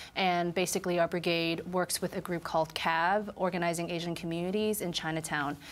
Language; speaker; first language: English; native; English